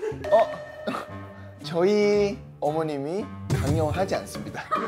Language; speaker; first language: Korean; non-native, fluent; Thai